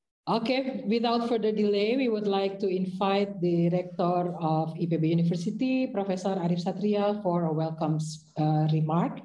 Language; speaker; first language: English; non-native, fluent; Indonesian